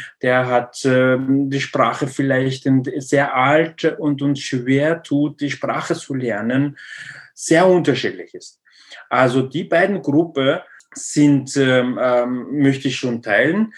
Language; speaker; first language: German; non-native, learner; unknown